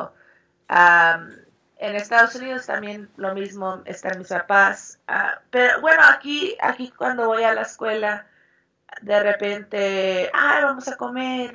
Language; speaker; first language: Spanish; early bilingual, heritage; Spanish